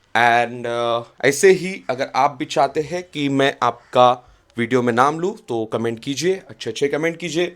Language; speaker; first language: Hindi; non-native, local second language; Marathi